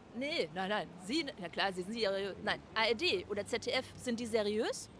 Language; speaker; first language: German; native; German